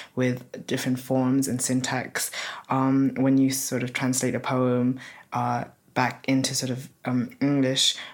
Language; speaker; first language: English; native; English